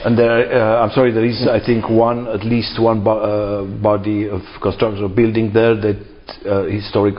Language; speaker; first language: English; non-native, fluent; Romanian